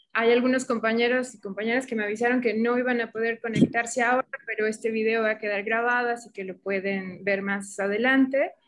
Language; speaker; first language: Spanish; native; Spanish